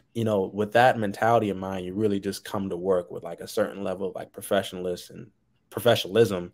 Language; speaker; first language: English; native; English